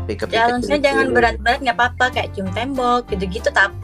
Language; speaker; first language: Indonesian; native; Indonesian